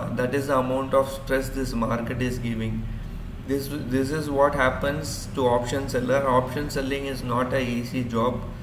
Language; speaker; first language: English; non-native, local second language; Urdu